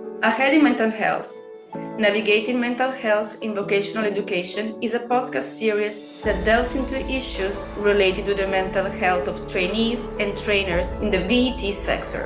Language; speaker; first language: English; non-native, fluent; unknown